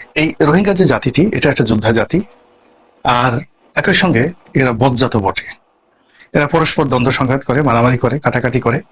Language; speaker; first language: Bangla; native; Bangla